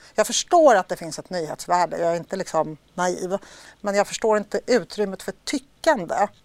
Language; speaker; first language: Swedish; early bilingual, other home language; Polish